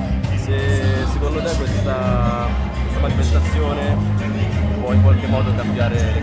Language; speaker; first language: Italian; native; Italian